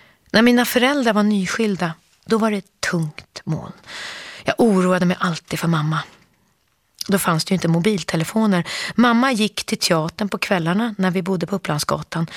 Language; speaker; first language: Swedish; native; Swedish